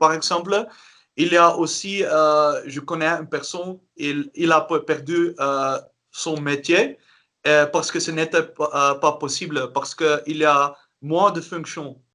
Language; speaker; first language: French; non-native, learner; Dutch